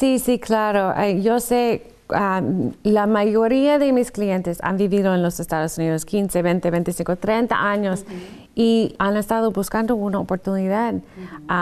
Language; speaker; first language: Spanish; non-native, fluent; English